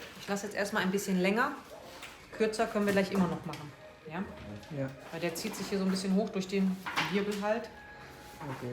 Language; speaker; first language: German; native; German